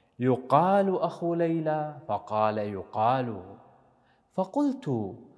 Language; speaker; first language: Arabic; native; Arabic